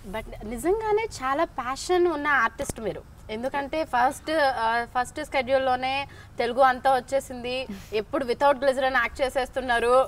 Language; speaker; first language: Telugu; native; Telugu